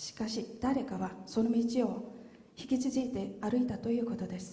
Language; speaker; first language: Japanese; non-native, fluent; Korean